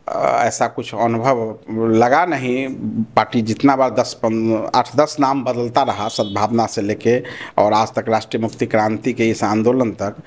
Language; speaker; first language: Hindi; non-native, local second language; Maithili